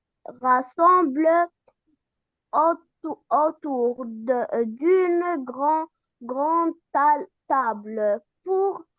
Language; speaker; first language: French; non-native, learner; Arabic